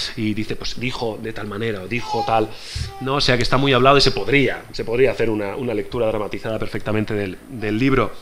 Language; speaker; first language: Spanish; native; Spanish